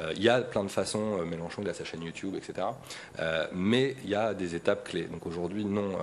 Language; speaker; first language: French; native; French